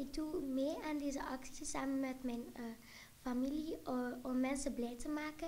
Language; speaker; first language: Dutch; early bilingual, other home language; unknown